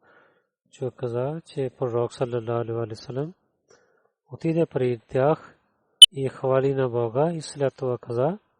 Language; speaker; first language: Bulgarian; non-native, learner; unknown